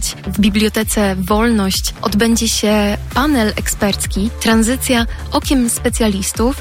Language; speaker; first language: Polish; native; Polish